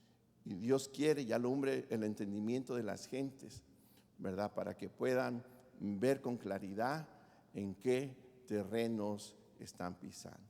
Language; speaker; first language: Spanish; native; Spanish